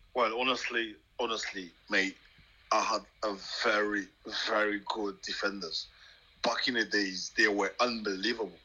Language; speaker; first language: English; non-native, local second language; French